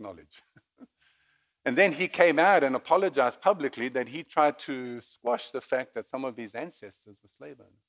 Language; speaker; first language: English; native; English